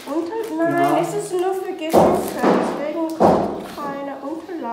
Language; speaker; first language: German; non-native, learner; Korean